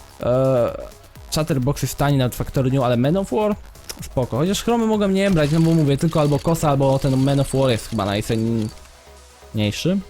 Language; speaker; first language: Polish; native; Polish